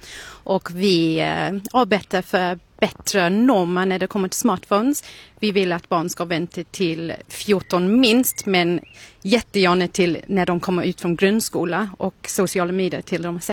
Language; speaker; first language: Swedish; non-native, fluent; English